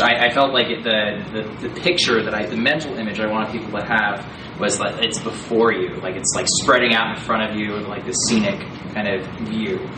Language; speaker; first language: English; native; English